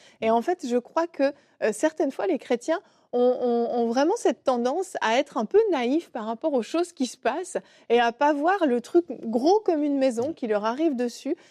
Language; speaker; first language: French; native; French